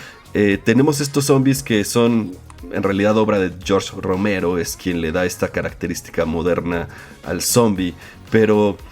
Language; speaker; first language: Spanish; native; Spanish